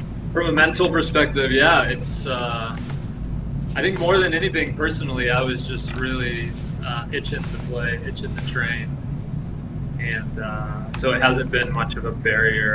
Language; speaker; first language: English; early bilingual, other home language; Spanish